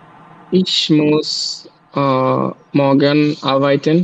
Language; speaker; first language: German; non-native, learner; Bangla